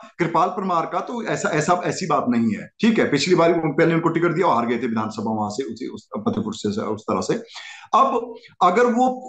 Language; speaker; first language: Hindi; native; Hindi